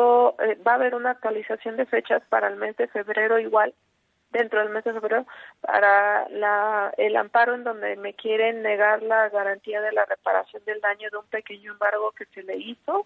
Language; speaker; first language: Spanish; native; Spanish